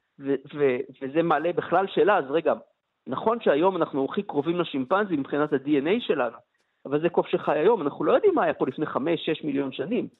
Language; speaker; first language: Hebrew; native; Hebrew